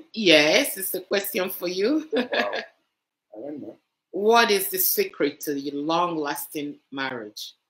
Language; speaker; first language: English; non-native, local second language; Igbo